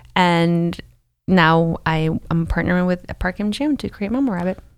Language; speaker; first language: English; early bilingual, other home language; Spanish